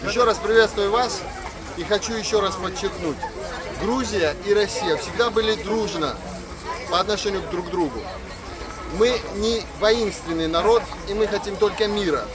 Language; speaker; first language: Russian; non-native, fluent; Georgian